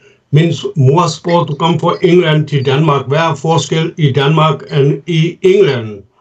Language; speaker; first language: Danish; non-native, fluent; Urdu